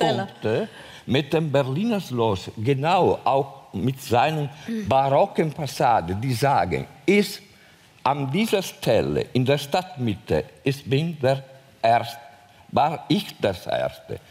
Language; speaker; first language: German; non-native, fluent; Italian